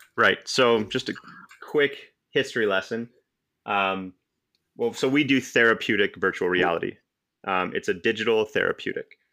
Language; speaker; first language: English; native; English